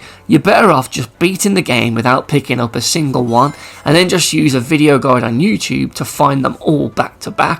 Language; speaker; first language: English; native; English